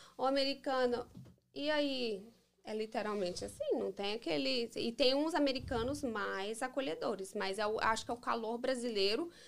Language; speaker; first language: Portuguese; early bilingual, heritage; English